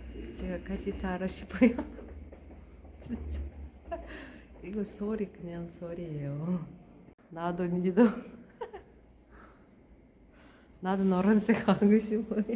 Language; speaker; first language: Korean; non-native, learner; Kazakh